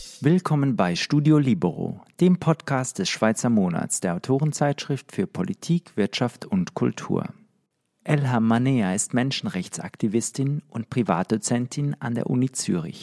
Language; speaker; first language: German; native; German